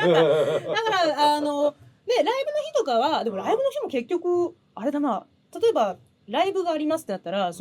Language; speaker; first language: Japanese; native; Japanese